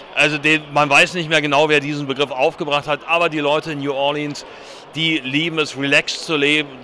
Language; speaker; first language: German; native; German